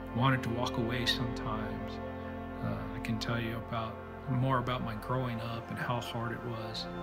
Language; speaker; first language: English; native; English